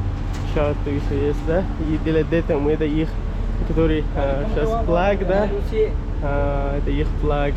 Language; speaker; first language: Russian; non-native, learner; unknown